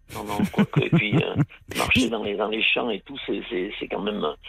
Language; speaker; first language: French; native; French